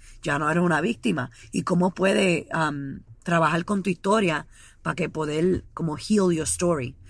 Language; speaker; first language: Spanish; early bilingual, heritage; Spanish